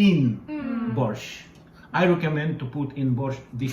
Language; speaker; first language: English; non-native, learner; Russian